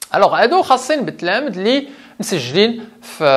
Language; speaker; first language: French; non-native, local second language; Arabic